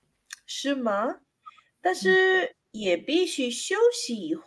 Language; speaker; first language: Chinese; non-native, learner; Spanish